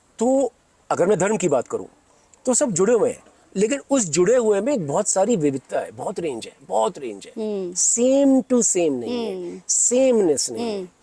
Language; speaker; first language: Hindi; non-native, local second language; Bangla